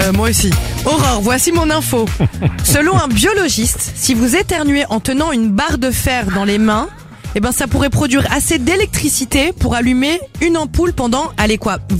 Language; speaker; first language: French; native; French